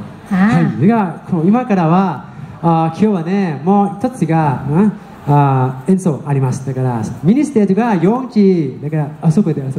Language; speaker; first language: Japanese; non-native, learner; Thai